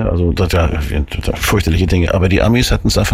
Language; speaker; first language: German; native; German